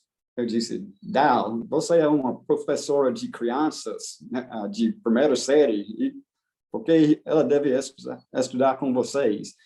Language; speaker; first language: Portuguese; non-native, fluent; English